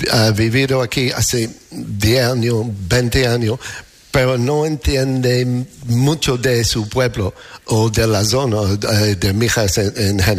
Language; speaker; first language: Spanish; non-native, fluent; English